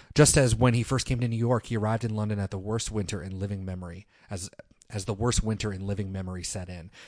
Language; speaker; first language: English; native; English